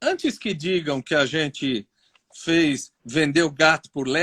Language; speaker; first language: Portuguese; native; Portuguese